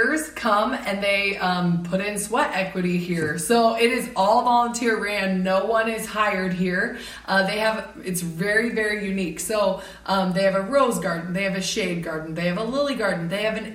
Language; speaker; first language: English; native; English